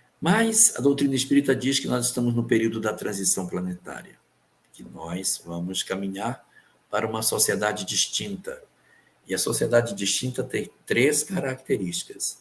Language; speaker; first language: Portuguese; native; Portuguese